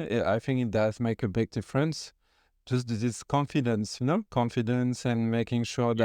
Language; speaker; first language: English; non-native, fluent; French